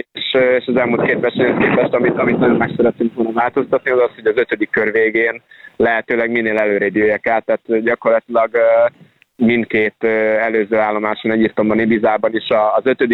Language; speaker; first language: Hungarian; native; Hungarian